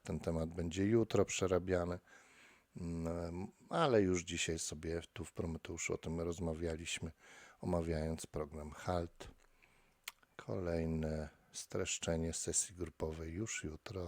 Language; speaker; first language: Polish; native; Polish